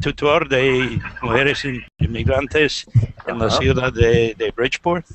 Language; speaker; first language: Spanish; non-native, learner; English